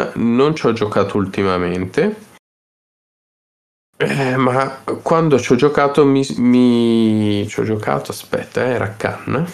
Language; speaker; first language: Italian; native; Italian